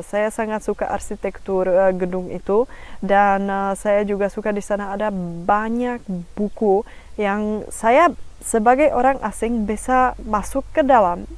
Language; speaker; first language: Indonesian; non-native, fluent; Czech